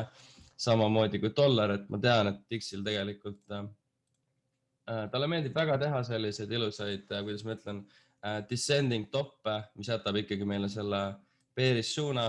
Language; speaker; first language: Estonian; native; Estonian